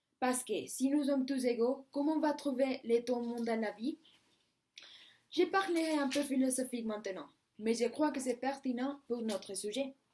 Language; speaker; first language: French; non-native, learner; Spanish